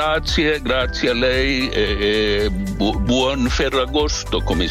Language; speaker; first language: Italian; non-native, fluent; Finnish